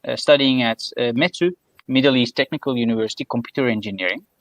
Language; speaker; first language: English; non-native, fluent; Turkish